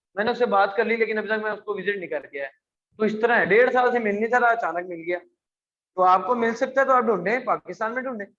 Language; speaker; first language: Urdu; non-native, local second language; Punjabi